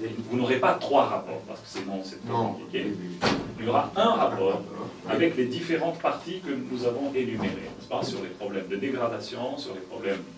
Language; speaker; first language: French; native; French